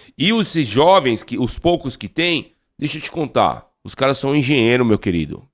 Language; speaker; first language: Portuguese; native; Portuguese